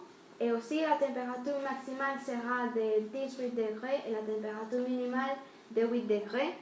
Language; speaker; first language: French; non-native, learner; Spanish